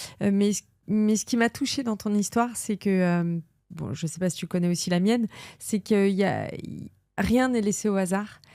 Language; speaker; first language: French; native; French